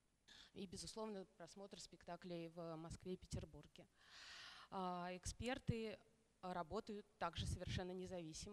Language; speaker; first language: Russian; native; Russian